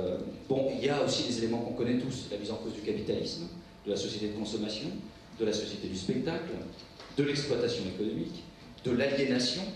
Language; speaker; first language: French; native; French